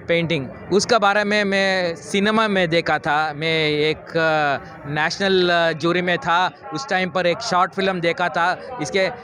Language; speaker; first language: Hindi; non-native, local second language; Kannada